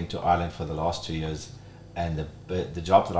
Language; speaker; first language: English; non-native, local second language; Afrikaans